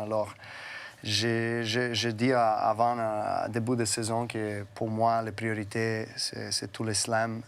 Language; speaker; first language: French; non-native, fluent; Serbian